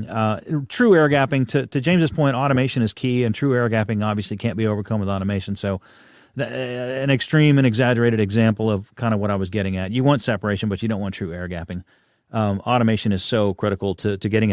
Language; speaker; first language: English; native; English